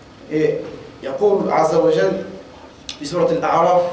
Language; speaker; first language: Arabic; non-native, fluent; French